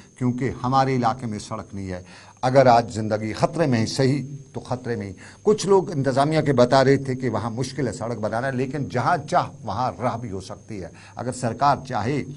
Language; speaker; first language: Urdu; non-native, local second language; Kashmiri